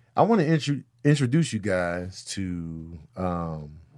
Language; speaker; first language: English; early bilingual, other home language; Yoruba